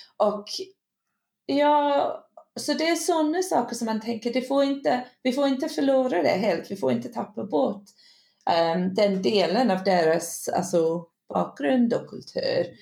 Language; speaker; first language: Swedish; non-native, fluent; English